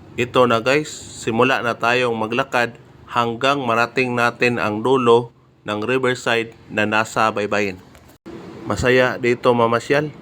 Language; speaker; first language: Filipino; non-native, local second language; Cebuano